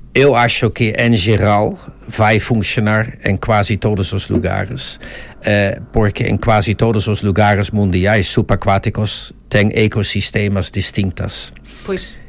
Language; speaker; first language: Portuguese; non-native, fluent; Dutch